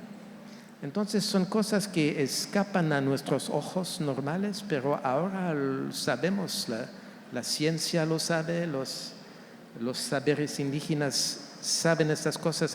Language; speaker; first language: Spanish; non-native, fluent; French